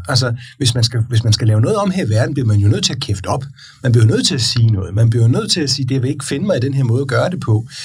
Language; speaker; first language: Danish; native; Danish